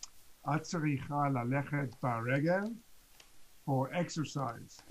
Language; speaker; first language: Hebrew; non-native, learner; English